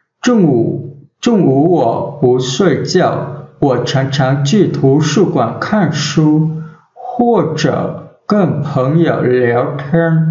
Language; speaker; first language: Chinese; non-native, fluent; Vietnamese